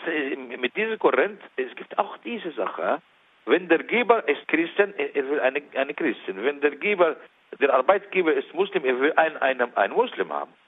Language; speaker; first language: German; non-native, learner; Arabic